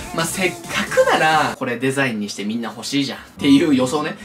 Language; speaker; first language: Japanese; native; Japanese